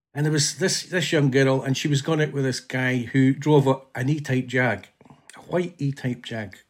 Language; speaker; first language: English; native; English